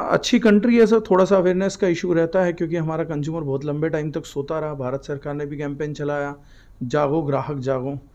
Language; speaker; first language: Hindi; native; Hindi